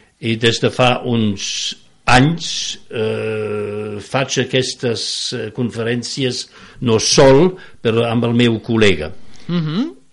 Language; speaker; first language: Catalan; non-native, fluent; French